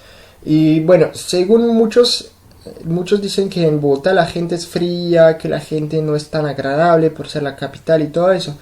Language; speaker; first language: Spanish; non-native, fluent; French